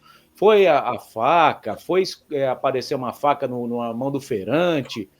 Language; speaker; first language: Portuguese; native; Portuguese